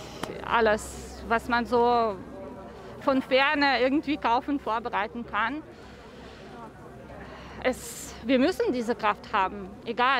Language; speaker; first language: German; non-native, learner; Ukrainian